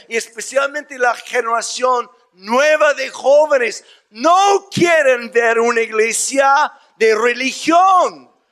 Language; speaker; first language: Spanish; non-native, fluent; English